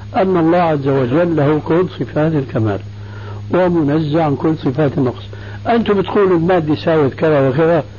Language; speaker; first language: Arabic; early bilingual, other home language; Albanian